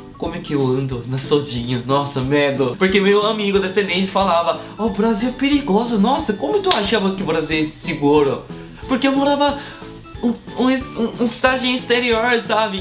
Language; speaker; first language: Portuguese; non-native, fluent; Korean